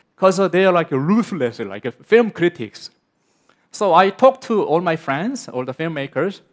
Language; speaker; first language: English; non-native, learner; Korean